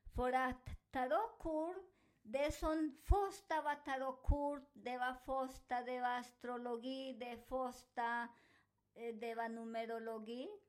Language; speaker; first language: Swedish; non-native, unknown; Spanish